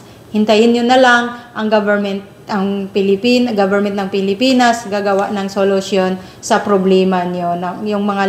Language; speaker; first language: Filipino; native; Filipino